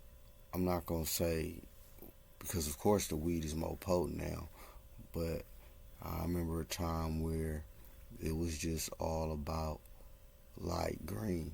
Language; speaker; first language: English; native; English